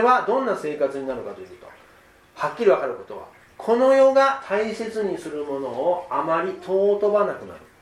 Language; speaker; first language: Japanese; native; Japanese